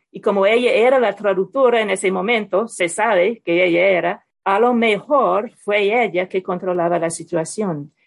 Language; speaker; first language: Spanish; non-native, fluent; English